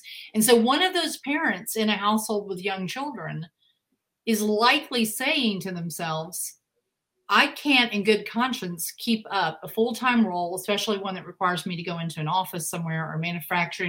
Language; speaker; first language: English; native; English